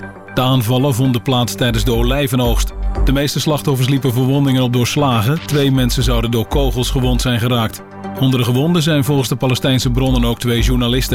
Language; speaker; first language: Dutch; native; Dutch